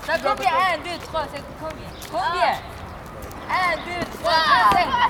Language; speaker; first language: French; non-native, learner; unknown